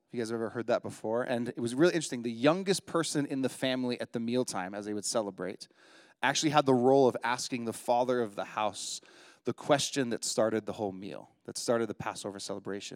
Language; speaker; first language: English; native; English